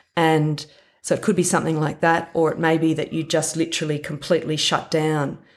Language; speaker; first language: English; native; English